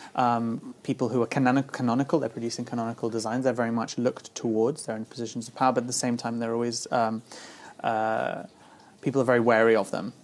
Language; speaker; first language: English; native; English